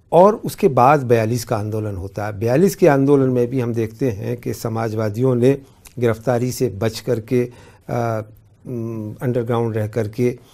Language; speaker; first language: Hindi; native; Hindi